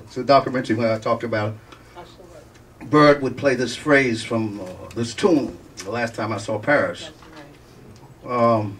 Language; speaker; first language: English; native; English